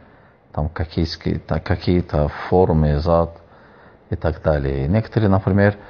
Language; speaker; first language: Russian; non-native, fluent; Azerbaijani